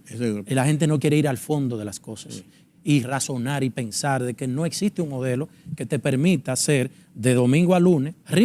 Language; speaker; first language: Spanish; native; Spanish